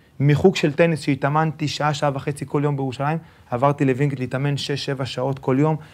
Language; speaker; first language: Hebrew; early bilingual, other home language; Spanish